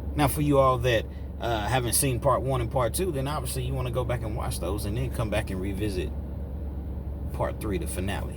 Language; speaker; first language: English; native; English